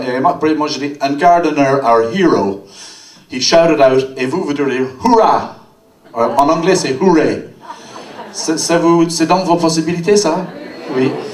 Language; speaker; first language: French; non-native, fluent; English